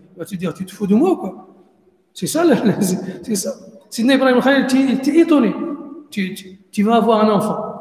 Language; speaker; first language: French; non-native, local second language; Arabic